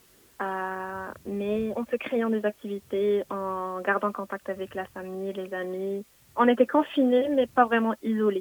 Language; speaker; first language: French; non-native, local second language; Arabic